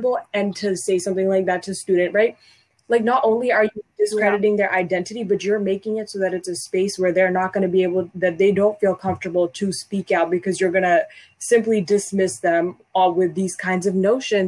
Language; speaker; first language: English; early bilingual, other home language; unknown